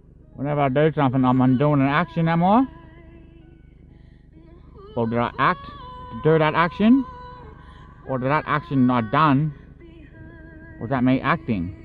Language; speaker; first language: English; native; English